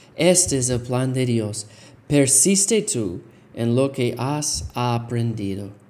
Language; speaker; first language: Spanish; non-native, fluent; English